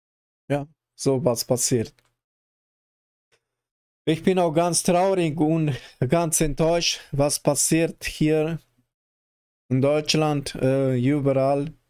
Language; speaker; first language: German; non-native, learner; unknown